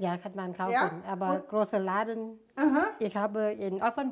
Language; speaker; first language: German; non-native, learner; Thai